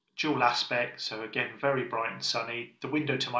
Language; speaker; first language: English; native; English